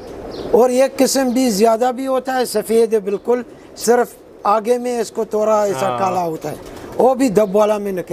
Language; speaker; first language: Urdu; non-native, learner; Arabic